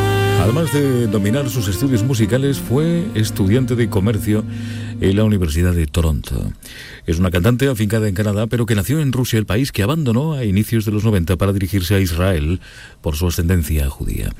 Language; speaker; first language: Spanish; native; Spanish